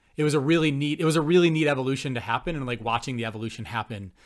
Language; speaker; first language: English; native; English